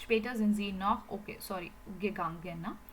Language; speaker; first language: German; non-native, fluent; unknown